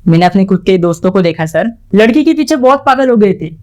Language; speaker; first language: Hindi; non-native, local second language; Marathi